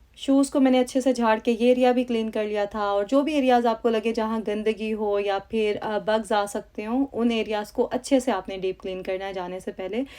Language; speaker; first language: Urdu; native; Urdu